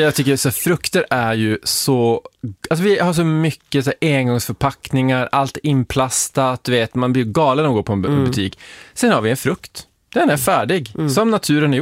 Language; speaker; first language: Swedish; native; Swedish